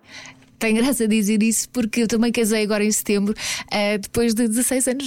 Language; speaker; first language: Portuguese; native; Portuguese